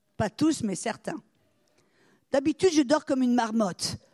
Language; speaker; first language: French; native; French